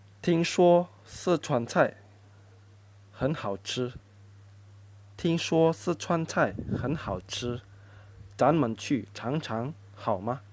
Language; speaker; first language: Chinese; non-native, fluent; Indonesian